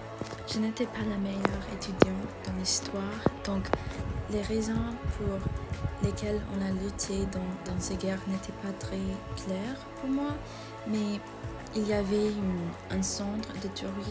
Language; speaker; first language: French; non-native, learner; English